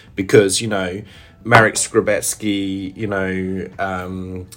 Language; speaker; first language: English; native; English